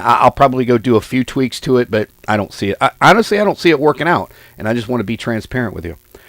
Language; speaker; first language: English; native; English